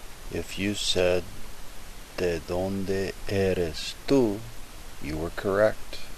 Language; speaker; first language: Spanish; non-native, fluent; English